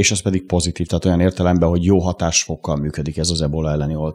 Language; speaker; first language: Hungarian; native; Hungarian